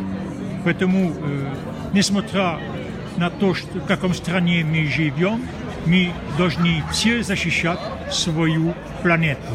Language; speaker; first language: Russian; non-native, fluent; French